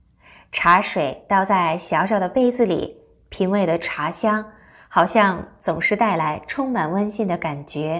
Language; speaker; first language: Chinese; non-native, fluent; Korean